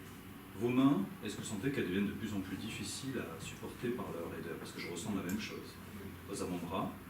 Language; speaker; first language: French; native; French